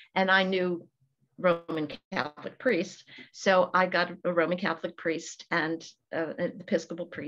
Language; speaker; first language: English; native; English